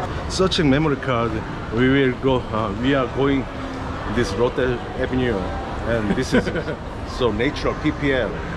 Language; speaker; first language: English; non-native, learner; Korean